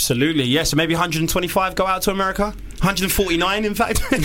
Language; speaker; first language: English; native; English